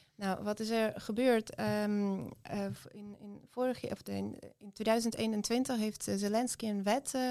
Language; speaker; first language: Dutch; non-native, fluent; Ukrainian